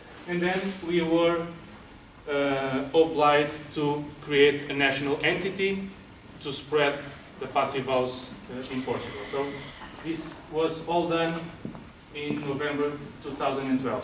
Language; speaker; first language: English; non-native, fluent; Portuguese